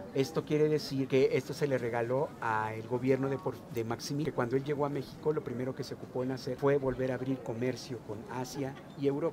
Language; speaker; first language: Spanish; native; Spanish